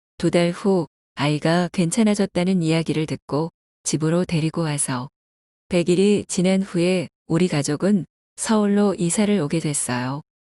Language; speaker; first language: Korean; non-native, fluent; Chinese